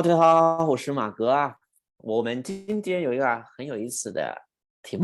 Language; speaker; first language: Chinese; non-native, fluent; Spanish